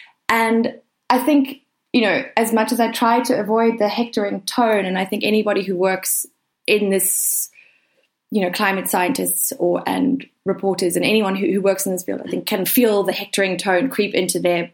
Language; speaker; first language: English; native; English